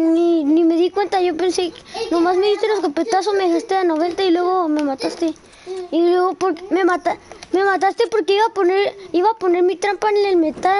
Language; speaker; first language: Spanish; native; Spanish